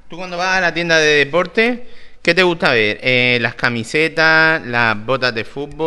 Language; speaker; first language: Spanish; native; Spanish